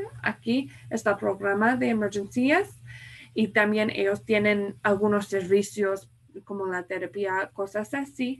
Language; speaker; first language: Spanish; non-native, fluent; English